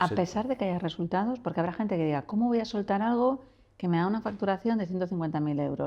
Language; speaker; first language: Spanish; native; Spanish